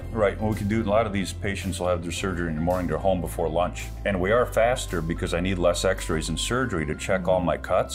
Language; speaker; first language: English; native; English